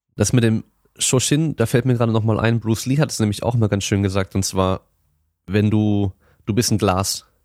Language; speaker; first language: German; native; German